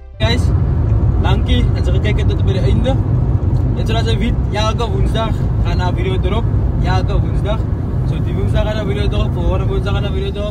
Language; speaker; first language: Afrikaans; non-native, learner; Dutch